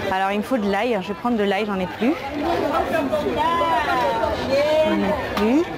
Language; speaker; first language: French; native; French